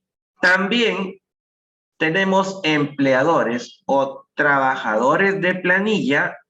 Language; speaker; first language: Spanish; native; Spanish